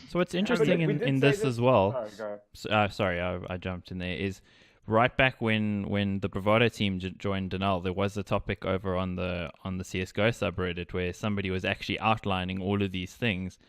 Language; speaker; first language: English; native; English